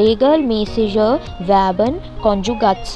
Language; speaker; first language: German; non-native, fluent; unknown